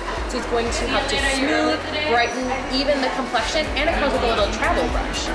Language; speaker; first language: English; native; English